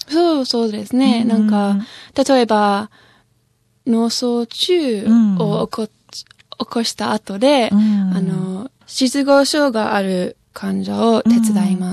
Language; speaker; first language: Japanese; non-native, fluent; English